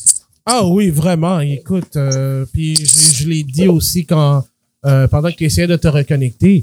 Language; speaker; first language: French; native; French